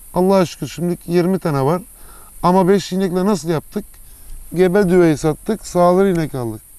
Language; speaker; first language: Turkish; early bilingual, heritage; Turkish